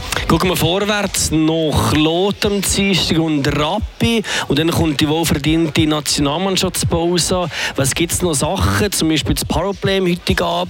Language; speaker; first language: German; native; German